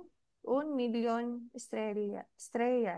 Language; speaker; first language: Spanish; non-native, learner; Filipino